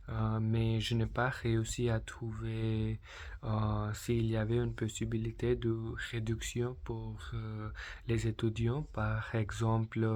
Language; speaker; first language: French; non-native, learner; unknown